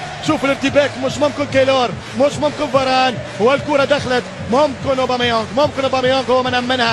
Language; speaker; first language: Arabic; native; Arabic